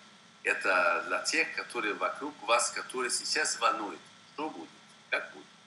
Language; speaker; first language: Russian; non-native, fluent; Swedish